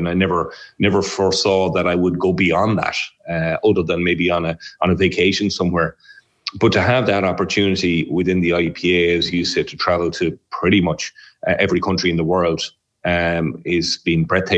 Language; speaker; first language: English; native; English